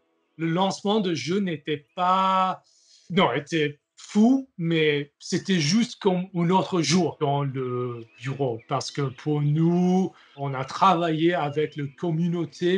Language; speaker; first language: French; non-native, learner; English